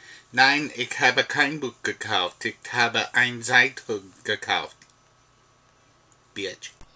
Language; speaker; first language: German; non-native, learner; English